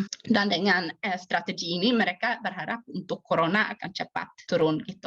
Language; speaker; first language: Indonesian; non-native, fluent; Swedish